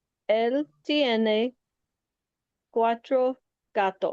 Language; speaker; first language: Spanish; non-native, learner; English